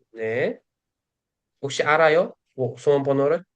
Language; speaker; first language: Korean; non-native, fluent; Uzbek